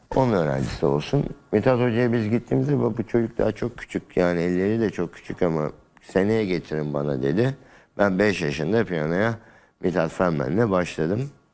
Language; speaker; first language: Turkish; native; Turkish